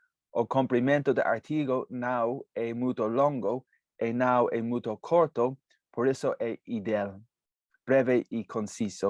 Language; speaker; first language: Portuguese; non-native, fluent; English